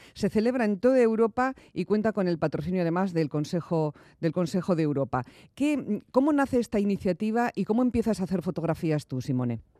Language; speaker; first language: Spanish; native; Spanish